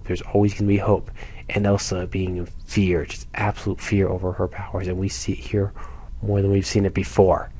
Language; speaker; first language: English; native; English